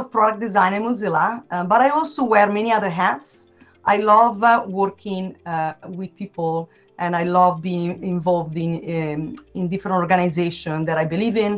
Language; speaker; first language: English; non-native, fluent; Italian